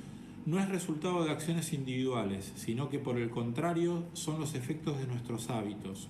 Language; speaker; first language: Spanish; native; Spanish